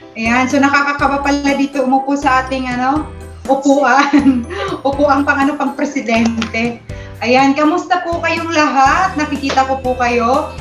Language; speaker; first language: Filipino; non-native, local second language; Waray